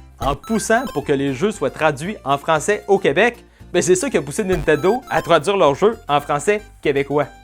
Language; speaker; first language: French; native; French